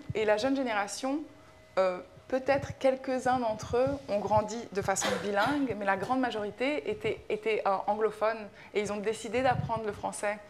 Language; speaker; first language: French; native; French